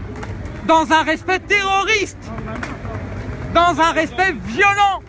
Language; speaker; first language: French; native; French